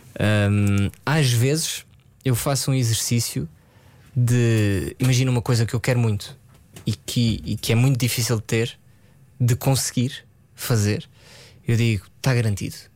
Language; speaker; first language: Portuguese; early bilingual, other home language; French